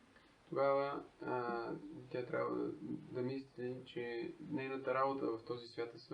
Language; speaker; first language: Bulgarian; native; Bulgarian